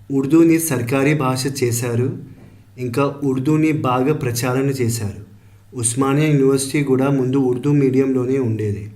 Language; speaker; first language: Telugu; early bilingual, heritage; Telugu